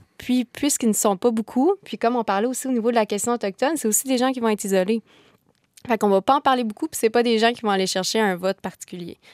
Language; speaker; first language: French; native; French